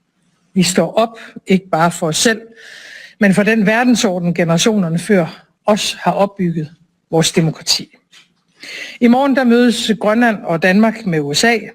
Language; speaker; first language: Danish; native; Danish